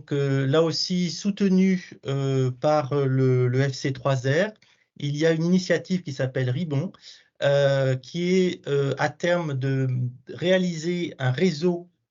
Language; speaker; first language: French; native; French